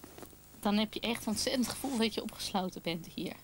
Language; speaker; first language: Dutch; native; Dutch